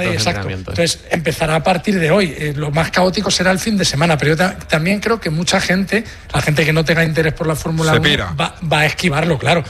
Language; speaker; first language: Spanish; native; Spanish